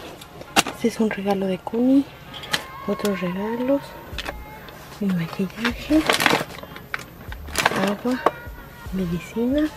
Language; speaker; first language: Spanish; native; Spanish